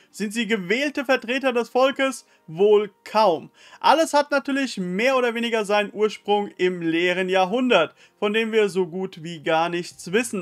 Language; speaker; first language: German; native; German